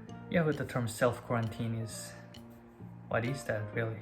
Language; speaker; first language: English; non-native, fluent; Korean